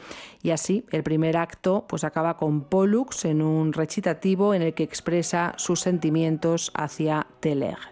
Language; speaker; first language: Spanish; native; Spanish